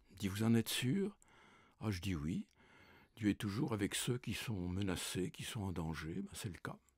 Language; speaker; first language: French; native; French